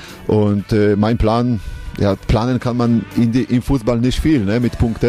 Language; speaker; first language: German; non-native, learner; Polish